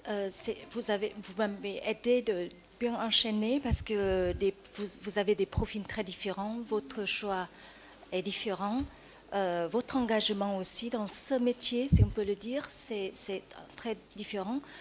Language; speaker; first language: French; non-native, fluent; Vietnamese